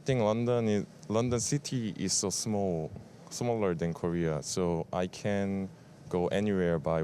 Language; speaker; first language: English; non-native, learner; Korean